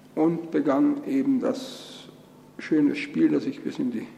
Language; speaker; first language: German; native; German